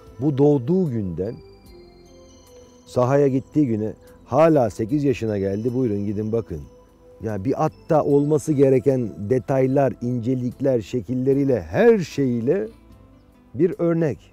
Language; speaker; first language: Turkish; native; Turkish